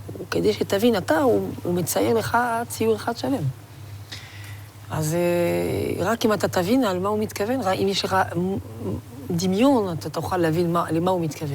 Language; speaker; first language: Hebrew; non-native, fluent; French